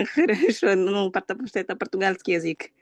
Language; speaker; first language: Russian; non-native, learner; Portuguese